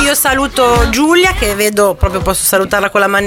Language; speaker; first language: Italian; native; Italian